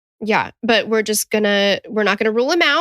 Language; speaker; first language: English; native; English